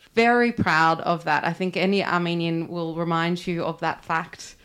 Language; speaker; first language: English; non-native, local second language; Armenian